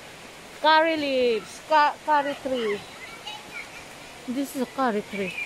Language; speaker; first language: English; non-native, learner; Filipino